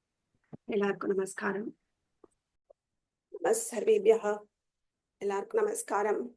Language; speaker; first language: Tamil; native; Tamil